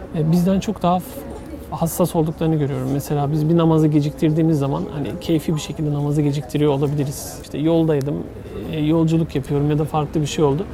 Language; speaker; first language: Turkish; native; Turkish